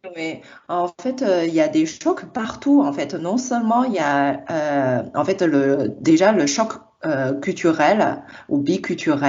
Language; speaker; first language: French; non-native, fluent; Chinese